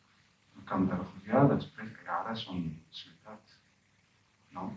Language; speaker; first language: Catalan; non-native, fluent; Arabic